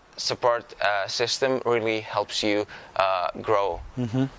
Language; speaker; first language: English; non-native, fluent; Greek